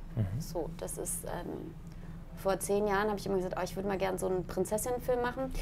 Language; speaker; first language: German; native; German